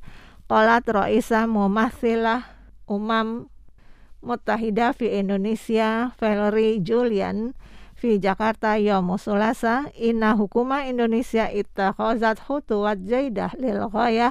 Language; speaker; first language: Arabic; non-native, fluent; Indonesian